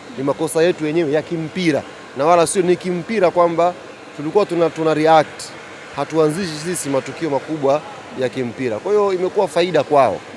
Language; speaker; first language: Swahili; native; Swahili